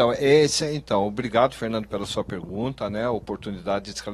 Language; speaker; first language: Portuguese; native; Portuguese